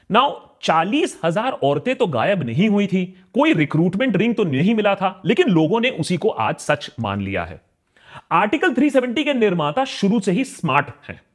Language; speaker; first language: Hindi; native; Hindi